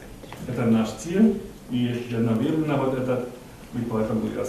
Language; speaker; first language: Russian; non-native, learner; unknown